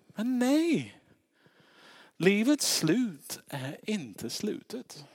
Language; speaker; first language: Swedish; non-native, fluent; English